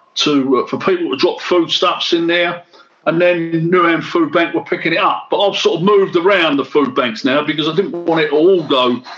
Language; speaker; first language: English; native; English